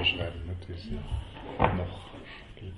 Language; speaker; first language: German; native; German